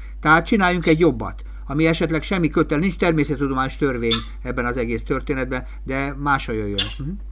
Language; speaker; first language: Hungarian; native; Hungarian